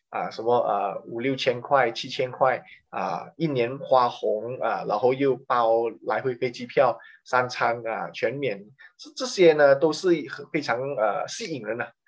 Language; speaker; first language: Chinese; native; Chinese